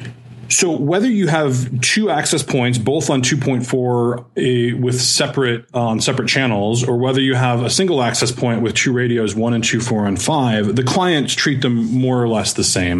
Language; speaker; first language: English; native; English